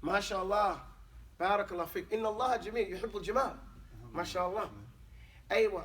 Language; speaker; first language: Arabic; non-native, fluent; English